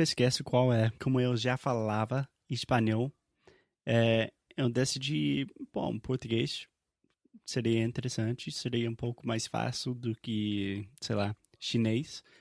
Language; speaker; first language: Portuguese; non-native, fluent; English